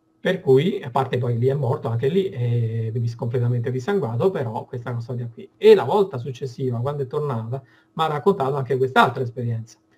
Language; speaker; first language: Italian; native; Italian